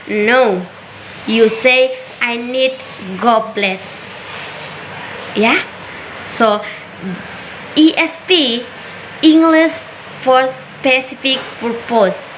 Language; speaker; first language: English; non-native, learner; Indonesian